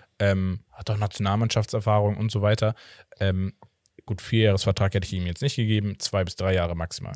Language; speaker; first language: German; early bilingual, other home language; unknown